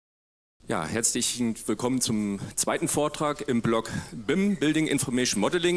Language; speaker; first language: German; native; German